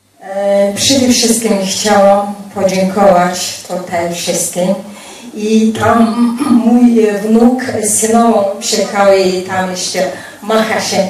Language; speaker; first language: Polish; non-native, fluent; Mongolian